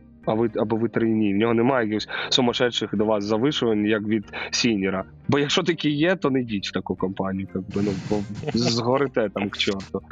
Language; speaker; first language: Ukrainian; native; Ukrainian